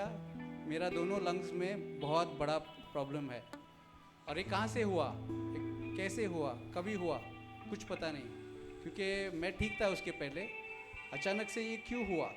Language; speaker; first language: Hindi; non-native, local second language; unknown